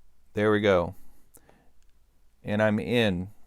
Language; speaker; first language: English; native; English